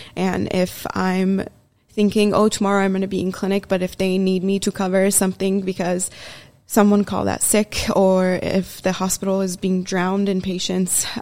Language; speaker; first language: English; early bilingual, other home language; Persian